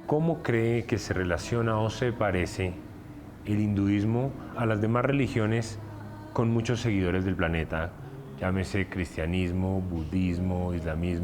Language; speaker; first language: Spanish; native; Spanish